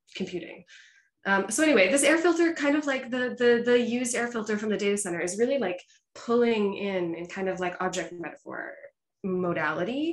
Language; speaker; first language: English; native; English